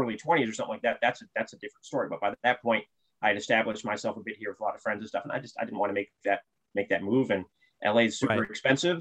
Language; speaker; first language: English; native; English